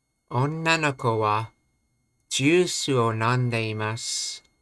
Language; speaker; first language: Japanese; non-native, learner; English